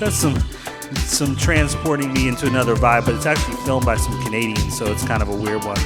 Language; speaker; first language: English; native; English